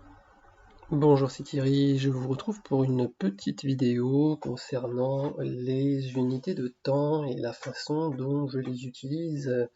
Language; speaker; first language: French; native; French